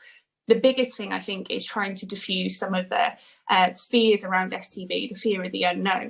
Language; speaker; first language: English; native; English